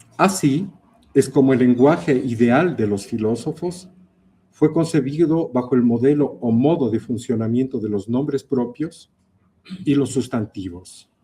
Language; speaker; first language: Spanish; native; Spanish